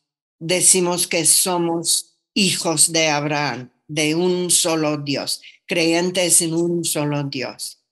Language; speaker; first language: Spanish; non-native, fluent; English